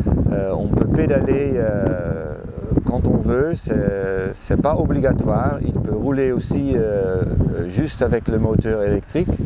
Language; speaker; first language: French; non-native, fluent; Dutch